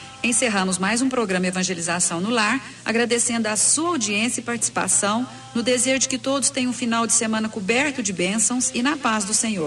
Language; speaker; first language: Portuguese; native; Portuguese